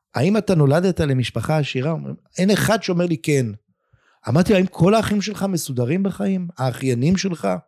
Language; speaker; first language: Hebrew; native; Hebrew